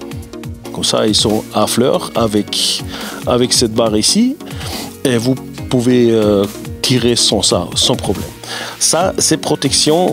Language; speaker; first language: French; non-native, fluent; German